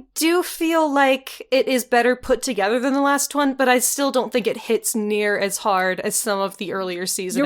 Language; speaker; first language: English; native; English